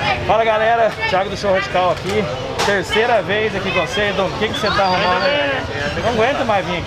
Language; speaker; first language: Portuguese; native; Portuguese